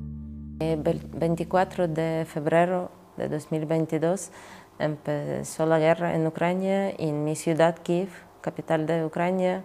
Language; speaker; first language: Spanish; non-native, fluent; Ukrainian